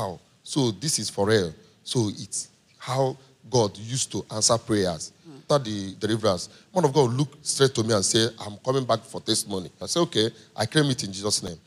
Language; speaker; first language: English; non-native, local second language; Igbo